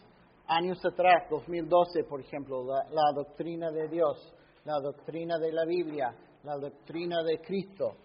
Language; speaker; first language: Spanish; non-native, fluent; English